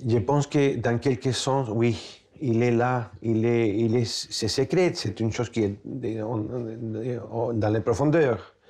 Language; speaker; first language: French; non-native, fluent; Spanish